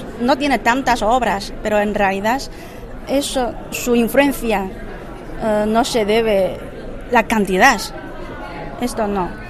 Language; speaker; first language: Spanish; non-native, fluent; Chinese